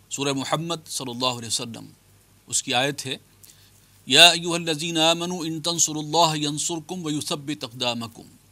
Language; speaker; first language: Urdu; native; Urdu